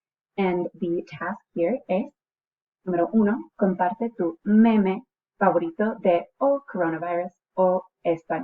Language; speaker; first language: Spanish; non-native, fluent; English